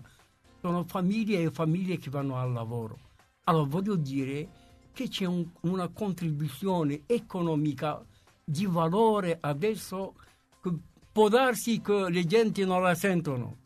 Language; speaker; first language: Italian; non-native, fluent; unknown